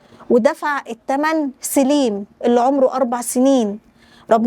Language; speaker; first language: Arabic; native; Arabic